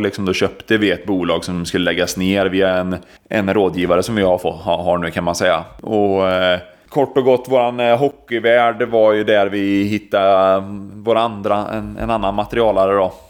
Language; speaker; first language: Swedish; native; Swedish